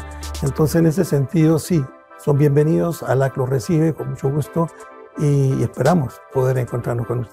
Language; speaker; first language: Spanish; native; Spanish